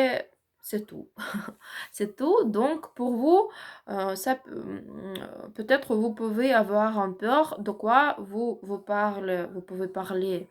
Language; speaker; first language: French; non-native, learner; Ukrainian